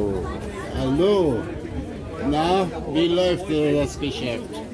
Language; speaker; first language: German; non-native, learner; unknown